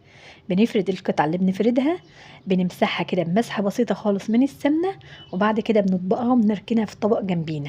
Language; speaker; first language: Arabic; native; Arabic